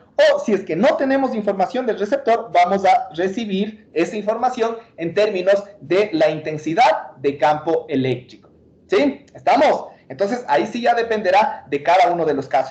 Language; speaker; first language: Spanish; native; Spanish